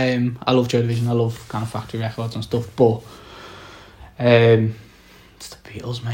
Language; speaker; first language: English; native; English